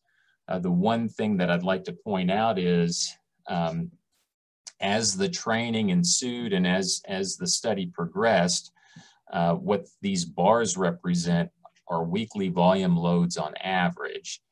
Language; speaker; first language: English; native; English